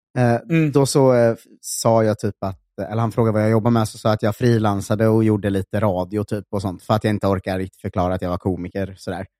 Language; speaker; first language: Swedish; native; Swedish